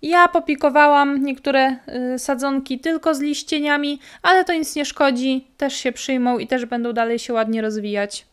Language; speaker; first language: Polish; native; Polish